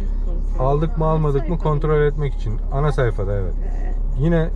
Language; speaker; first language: Turkish; early bilingual, heritage; Turkish